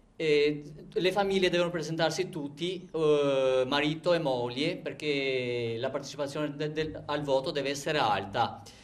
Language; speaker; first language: Italian; non-native, fluent; Albanian